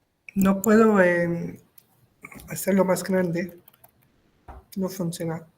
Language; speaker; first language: Spanish; non-native, local second language; French